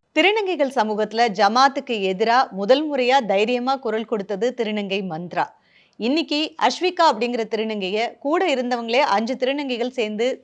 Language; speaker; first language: Tamil; native; Tamil